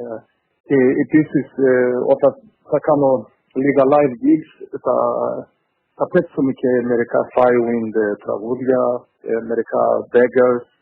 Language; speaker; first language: Greek; early bilingual, heritage; Greek